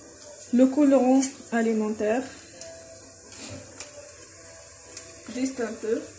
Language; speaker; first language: French; non-native, local second language; Arabic